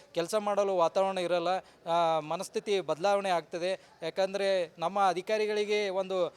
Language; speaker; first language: Kannada; native; Kannada